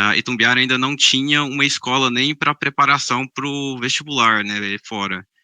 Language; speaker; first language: Portuguese; native; Portuguese